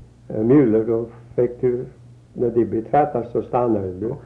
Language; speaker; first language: Swedish; early bilingual, heritage; Swedish